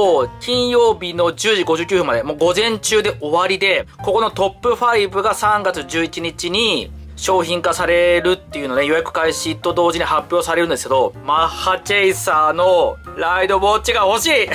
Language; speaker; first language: Japanese; native; Japanese